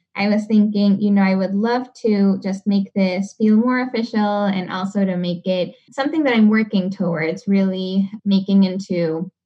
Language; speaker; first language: English; non-native, fluent; Spanish